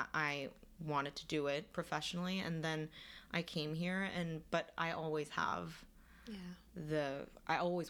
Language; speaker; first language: English; non-native, fluent; Korean